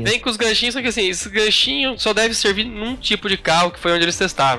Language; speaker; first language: Portuguese; native; Portuguese